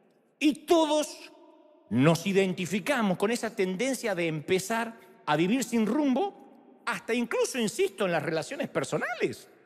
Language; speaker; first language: Spanish; native; Spanish